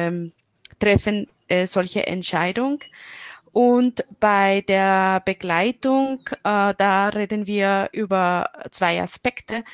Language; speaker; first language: German; non-native, fluent; Spanish